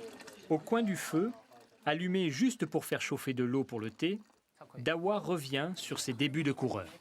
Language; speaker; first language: French; native; French